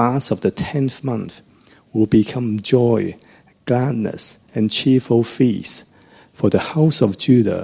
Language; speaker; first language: English; non-native, local second language; Cantonese